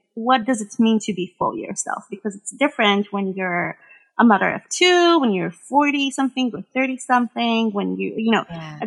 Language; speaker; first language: English; non-native, fluent; Hebrew